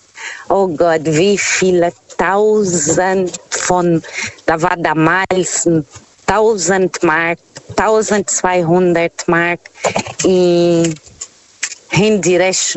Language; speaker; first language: German; non-native, fluent; Portuguese